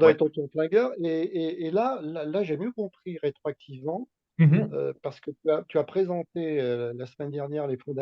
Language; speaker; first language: French; native; French